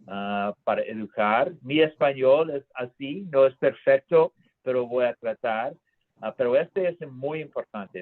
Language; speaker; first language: Spanish; non-native, learner; English